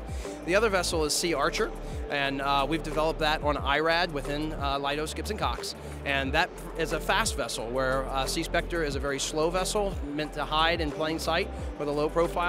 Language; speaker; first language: English; native; English